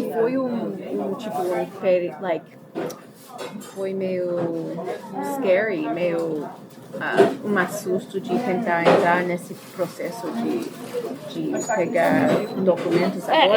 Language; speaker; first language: Portuguese; early bilingual, heritage; Portuguese